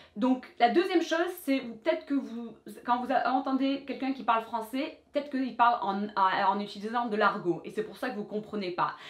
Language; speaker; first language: French; non-native, fluent; English